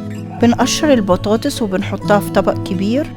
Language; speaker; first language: Arabic; native; Arabic